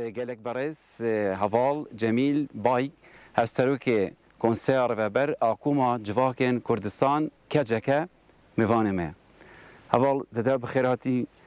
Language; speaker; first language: Kurdish; native; Kurdish